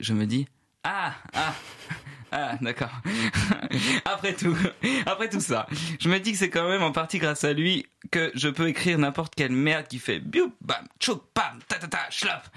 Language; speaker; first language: French; native; French